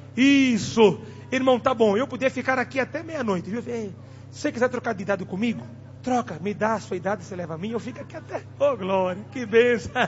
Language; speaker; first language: Portuguese; non-native, local second language; Tsonga